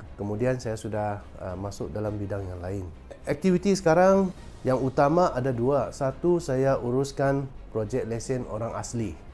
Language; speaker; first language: Malay; non-native, local second language; Chinese